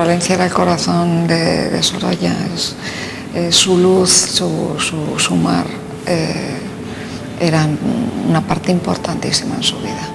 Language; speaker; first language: Spanish; native; Spanish